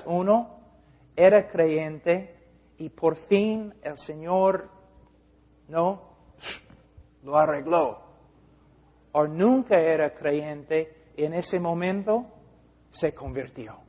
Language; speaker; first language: Spanish; non-native, fluent; English